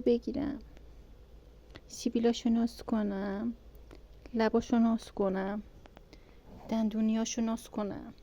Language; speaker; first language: Persian; native; Persian